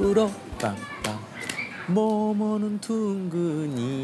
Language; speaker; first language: Korean; native; Korean